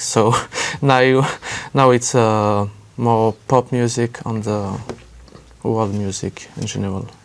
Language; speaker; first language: English; non-native, learner; French